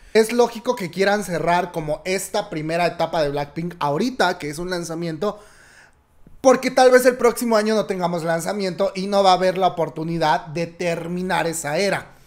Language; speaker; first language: Spanish; native; Spanish